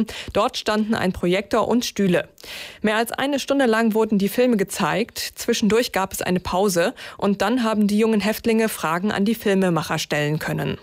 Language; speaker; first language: German; native; German